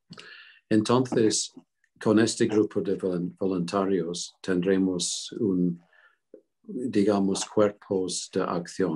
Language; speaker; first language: Spanish; non-native, fluent; English